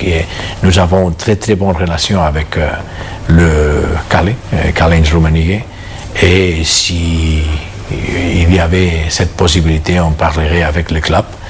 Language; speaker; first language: French; non-native, fluent; Catalan